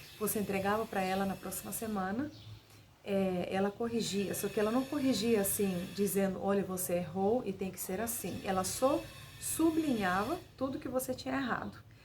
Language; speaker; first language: Portuguese; non-native, fluent; Finnish